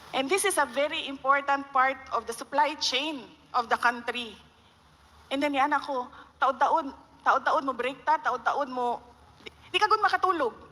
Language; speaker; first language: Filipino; non-native, local second language; Cebuano